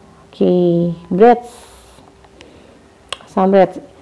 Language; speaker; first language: English; non-native, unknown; Indonesian